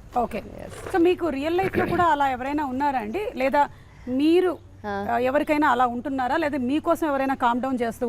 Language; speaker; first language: Telugu; native; Telugu